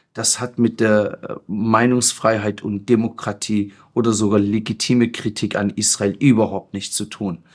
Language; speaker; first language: German; non-native, fluent; Persian